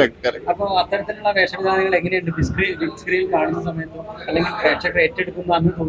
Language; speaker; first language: Malayalam; native; Malayalam